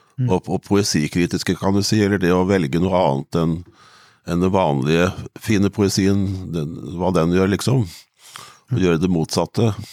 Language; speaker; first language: Norwegian; native; Norwegian